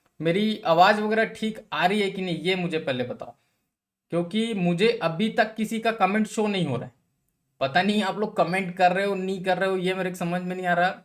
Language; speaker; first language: Hindi; native; Hindi